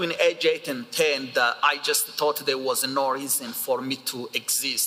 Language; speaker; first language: English; non-native, local second language; Kinyarwanda